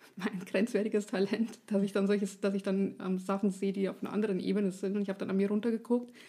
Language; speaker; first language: German; native; German